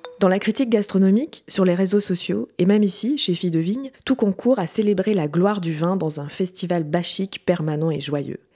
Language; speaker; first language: French; native; French